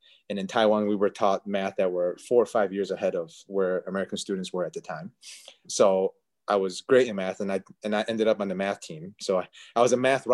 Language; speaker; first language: English; early bilingual, other home language; Chinese